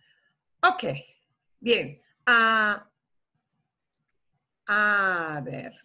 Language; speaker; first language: Spanish; non-native, fluent; English